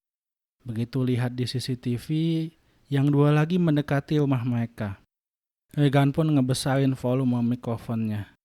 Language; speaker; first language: Indonesian; native; Indonesian